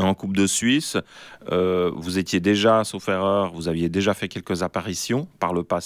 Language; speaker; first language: French; native; French